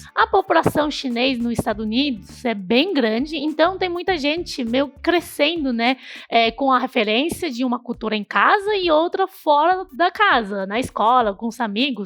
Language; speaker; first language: Portuguese; non-native, fluent; Chinese